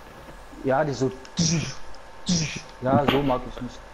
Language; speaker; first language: German; non-native, learner; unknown